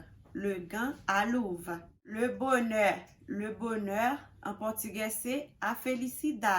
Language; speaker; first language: French; non-native, local second language; Haitian Creole